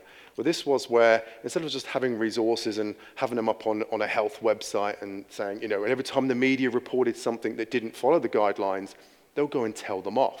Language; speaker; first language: English; native; English